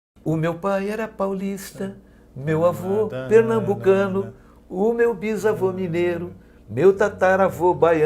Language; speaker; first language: Portuguese; native; Portuguese